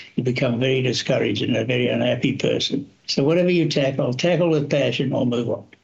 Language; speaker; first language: English; native; English